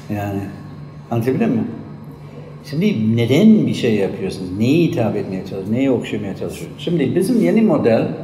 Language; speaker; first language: Turkish; non-native, fluent; Irish